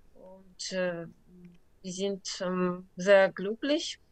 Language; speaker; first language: German; non-native, learner; Ukrainian